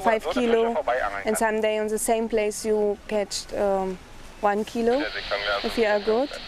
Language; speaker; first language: English; non-native, fluent; German